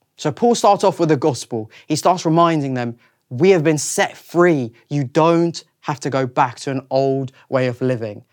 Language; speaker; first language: English; native; English